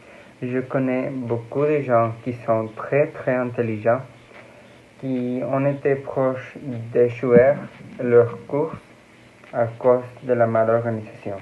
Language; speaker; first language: French; non-native, learner; Spanish